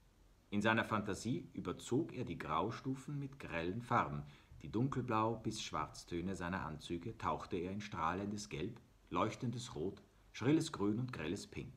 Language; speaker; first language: German; native; German